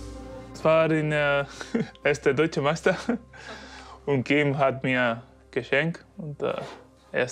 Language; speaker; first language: German; non-native, learner; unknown